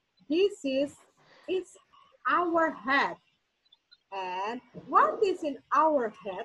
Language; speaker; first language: English; non-native, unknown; Indonesian